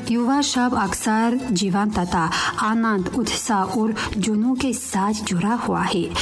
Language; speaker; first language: Hindi; non-native, fluent; Tajik